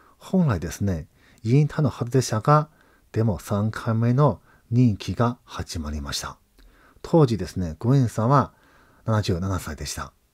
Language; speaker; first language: Japanese; non-native, fluent; Chinese